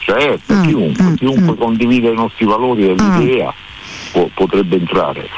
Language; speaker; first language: Italian; native; Italian